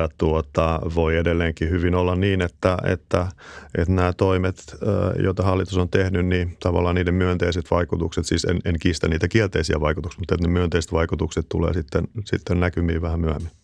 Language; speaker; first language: Finnish; native; Finnish